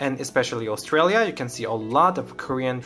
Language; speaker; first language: English; non-native, learner; Korean